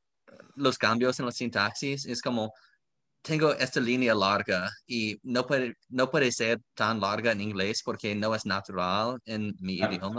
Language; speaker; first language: Spanish; non-native, fluent; English